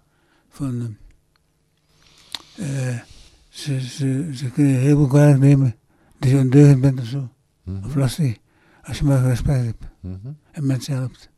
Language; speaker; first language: Dutch; early bilingual, other home language; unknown